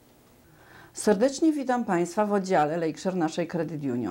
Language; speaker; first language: Polish; native; Polish